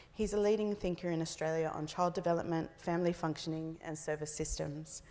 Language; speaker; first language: English; native; English